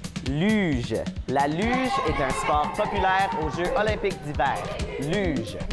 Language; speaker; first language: French; native; French